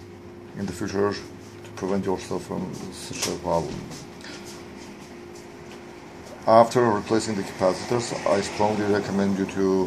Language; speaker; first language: English; non-native, fluent; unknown